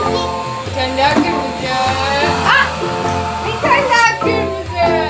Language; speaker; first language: Turkish; native; Turkish